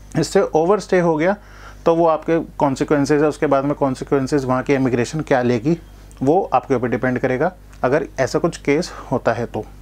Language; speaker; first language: Hindi; non-native, local second language; Gujarati